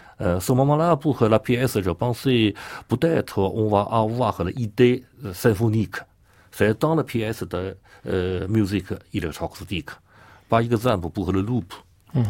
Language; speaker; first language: French; non-native, learner; Chinese